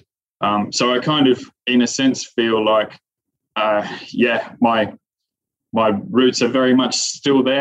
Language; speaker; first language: English; native; English